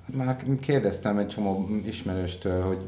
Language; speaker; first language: Hungarian; non-native, fluent; English